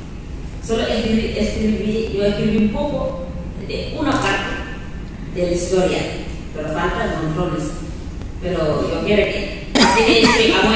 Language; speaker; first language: Spanish; non-native, learner; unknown